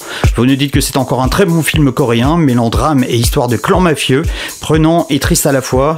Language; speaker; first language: French; native; French